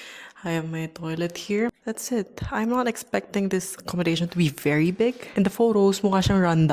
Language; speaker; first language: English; non-native, local second language; Filipino